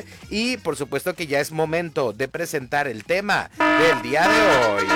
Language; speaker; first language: Spanish; native; Spanish